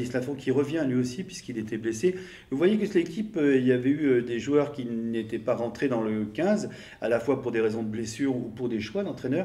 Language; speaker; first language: French; native; French